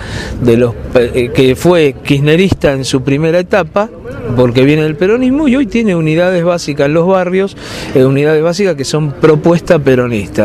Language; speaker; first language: Spanish; native; Spanish